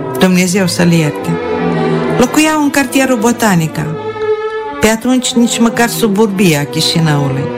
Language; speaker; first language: Romanian; non-native, local second language; Russian